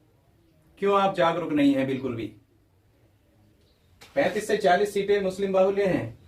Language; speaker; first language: Hindi; native; Hindi